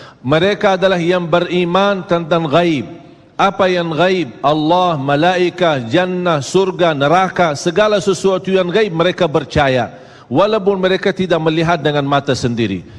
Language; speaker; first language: Malay; native; Malay